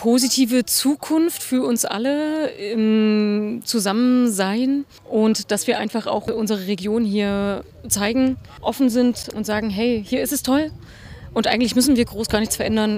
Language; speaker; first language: German; native; German